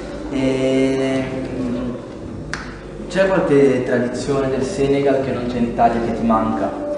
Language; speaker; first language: Italian; native; Italian